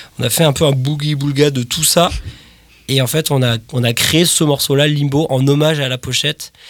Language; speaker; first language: French; native; French